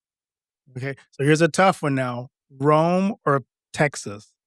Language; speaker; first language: English; native; English